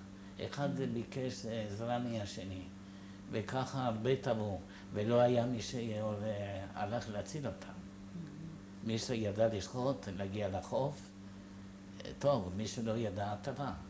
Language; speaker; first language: Hebrew; non-native, fluent; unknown